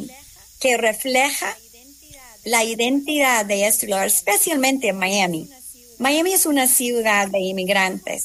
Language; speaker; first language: Spanish; non-native, fluent; English